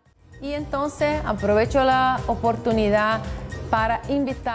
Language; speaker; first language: Spanish; non-native, fluent; Portuguese